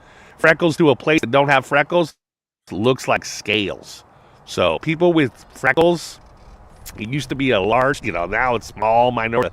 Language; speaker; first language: English; native; English